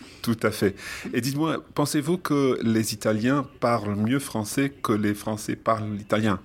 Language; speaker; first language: French; non-native, fluent; English